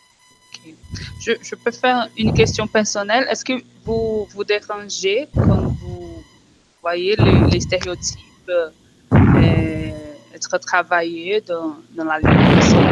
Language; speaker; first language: French; non-native, fluent; Portuguese